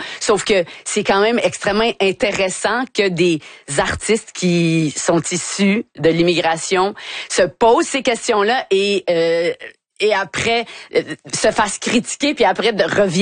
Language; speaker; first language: French; native; French